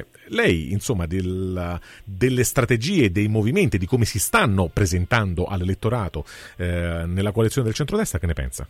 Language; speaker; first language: Italian; native; Italian